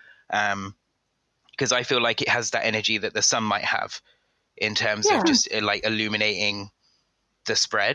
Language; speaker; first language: English; native; English